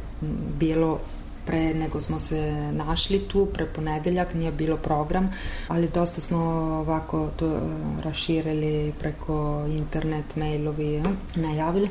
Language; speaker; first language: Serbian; non-native, learner; Italian